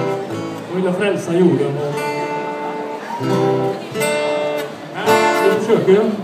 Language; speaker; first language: Swedish; native; Swedish